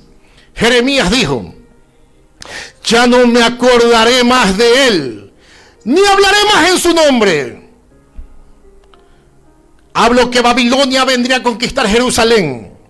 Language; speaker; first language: Spanish; native; Spanish